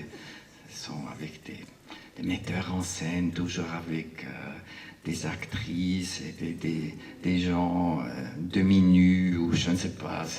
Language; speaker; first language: French; non-native, local second language; Arabic